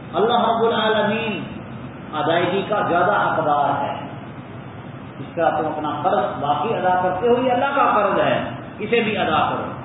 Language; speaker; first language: Urdu; non-native, local second language; Punjabi